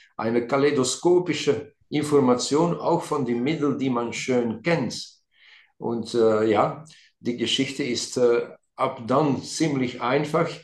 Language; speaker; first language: German; non-native, local second language; Dutch